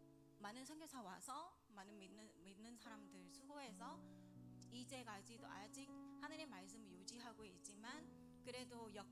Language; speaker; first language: Korean; non-native, learner; Vietnamese